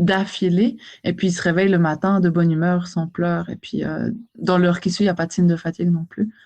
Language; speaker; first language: French; native; French